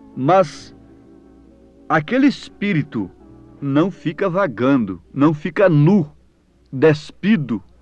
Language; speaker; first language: Portuguese; native; Portuguese